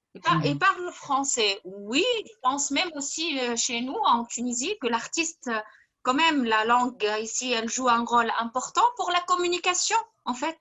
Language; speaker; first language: French; non-native, fluent; Arabic